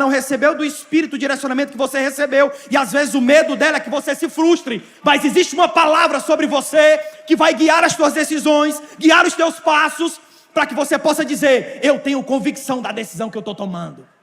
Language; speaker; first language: Portuguese; native; Portuguese